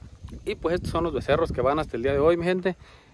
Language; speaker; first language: Spanish; native; Spanish